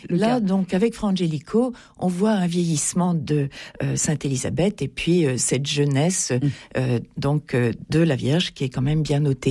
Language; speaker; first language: French; native; French